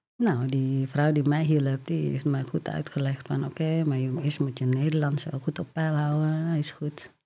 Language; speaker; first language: Dutch; non-native, fluent; Indonesian